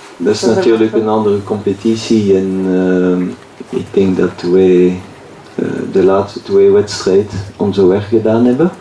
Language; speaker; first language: Dutch; non-native, local second language; French